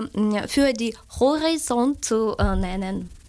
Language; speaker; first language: German; non-native, fluent; Ukrainian